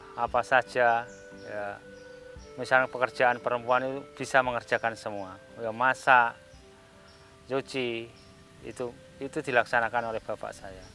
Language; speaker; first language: Indonesian; non-native, local second language; Javanese